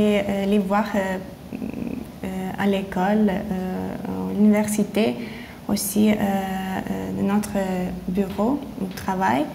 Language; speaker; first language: French; non-native, learner; Lithuanian